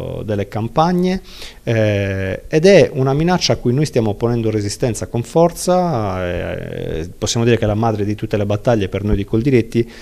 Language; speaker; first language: Italian; native; Italian